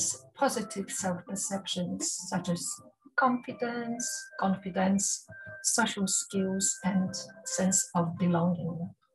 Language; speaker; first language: English; non-native, fluent; Polish